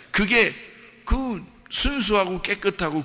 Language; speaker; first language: Korean; native; Korean